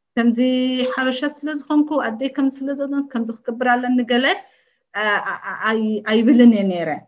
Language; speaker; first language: Tigrinya; early bilingual, heritage; Tigrinya